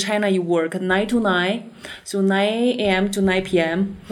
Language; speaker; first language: English; non-native, fluent; Chinese